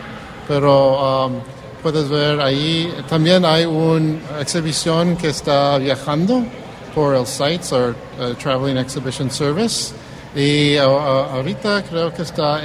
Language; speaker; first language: Spanish; early bilingual, heritage; English